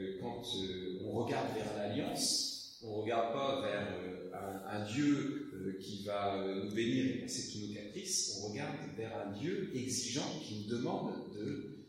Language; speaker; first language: French; native; French